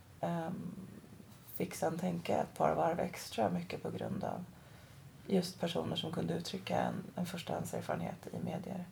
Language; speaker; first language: Swedish; early bilingual, other home language; Persian